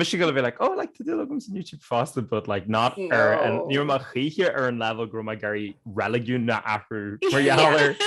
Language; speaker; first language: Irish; non-native, local second language; English